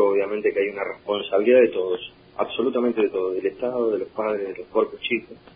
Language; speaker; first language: Spanish; native; Spanish